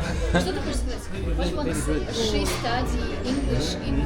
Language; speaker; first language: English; non-native, learner; Russian